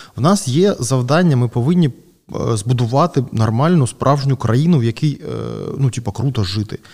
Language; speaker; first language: Ukrainian; non-native, local second language; Russian